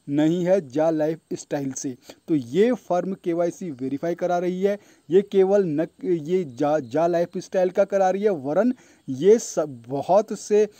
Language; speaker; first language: Hindi; native; Hindi